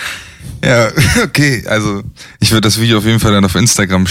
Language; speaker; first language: German; native; German